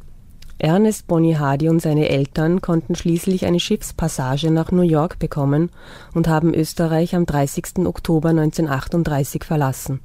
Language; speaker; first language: German; native; German